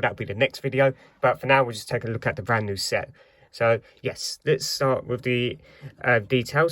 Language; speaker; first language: English; native; English